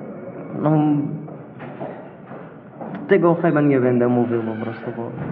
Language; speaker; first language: Polish; non-native, learner; Arabic